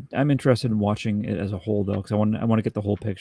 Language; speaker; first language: English; native; English